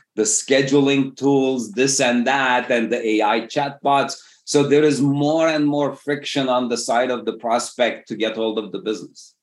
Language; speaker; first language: English; non-native, fluent; Turkish